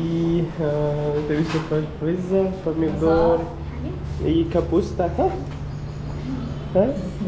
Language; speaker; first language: Russian; non-native, learner; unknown